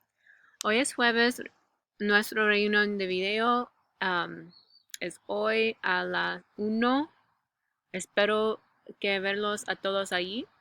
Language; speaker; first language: Spanish; non-native, learner; English